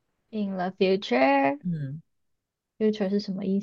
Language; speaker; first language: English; non-native, learner; Chinese